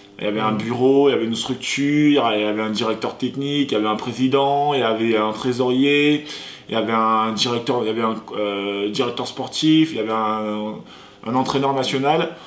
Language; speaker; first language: French; early bilingual, other home language; Sango